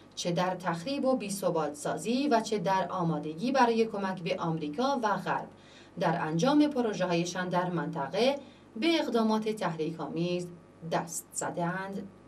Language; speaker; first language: Persian; non-native, local second language; Central Kurdish